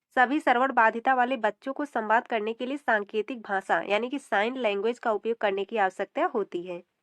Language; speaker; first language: Hindi; native; Hindi